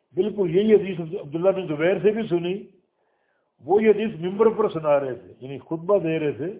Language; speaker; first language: Urdu; native; Urdu